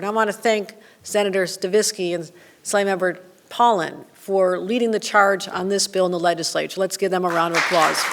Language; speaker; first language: English; native; English